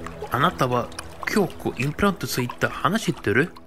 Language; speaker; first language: Japanese; non-native, learner; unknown